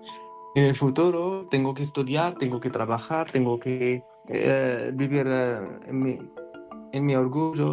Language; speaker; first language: Spanish; non-native, learner; Arabic